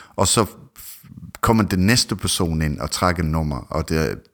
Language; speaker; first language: Danish; non-native, fluent; English